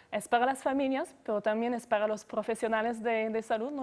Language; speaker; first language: Spanish; non-native, fluent; French